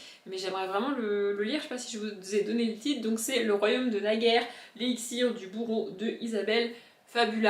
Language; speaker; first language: French; native; French